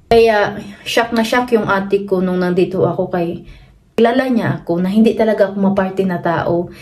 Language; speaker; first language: Filipino; non-native, local second language; Cebuano